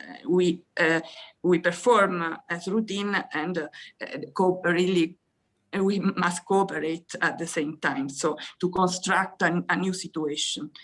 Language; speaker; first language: English; non-native, fluent; Italian